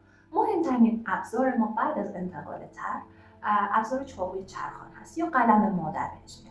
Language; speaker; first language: Persian; native; Persian